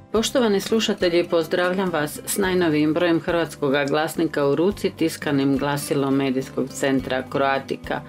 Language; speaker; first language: Croatian; early bilingual, heritage; Croatian